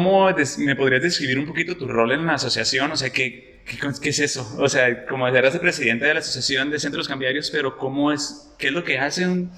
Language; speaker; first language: Spanish; native; Spanish